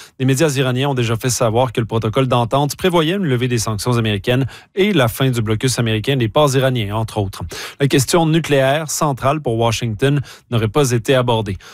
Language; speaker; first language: French; native; French